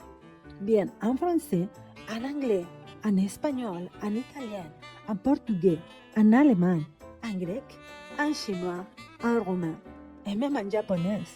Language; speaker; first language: French; non-native, fluent; Spanish